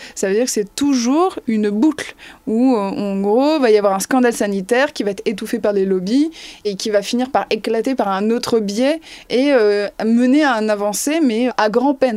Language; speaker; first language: French; native; French